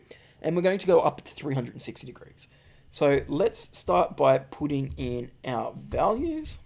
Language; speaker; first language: English; native; English